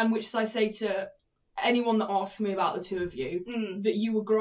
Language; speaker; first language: English; native; English